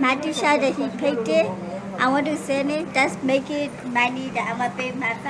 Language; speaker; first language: English; non-native, learner; Burmese